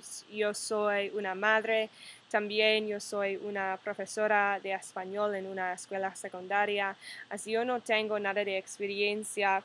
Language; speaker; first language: Spanish; non-native, fluent; English